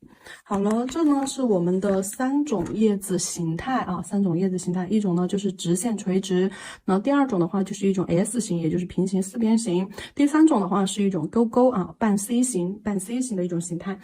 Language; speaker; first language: Chinese; native; Chinese